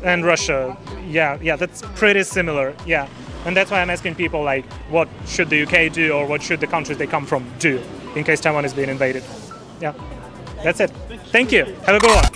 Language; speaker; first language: English; non-native, fluent; Polish